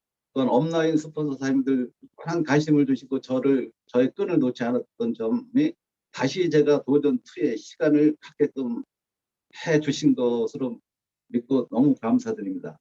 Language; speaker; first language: Korean; native; Korean